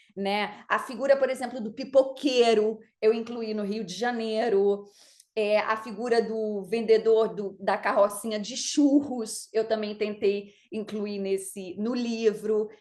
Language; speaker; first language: Portuguese; native; Portuguese